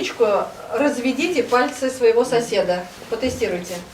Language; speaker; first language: Russian; native; Russian